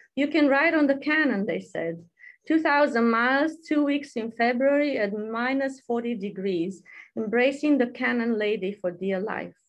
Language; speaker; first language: English; non-native, fluent; Romanian